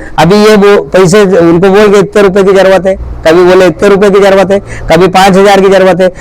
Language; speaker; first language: Hindi; native; Hindi